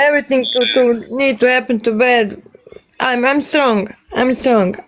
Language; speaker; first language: English; non-native, learner; Bosnian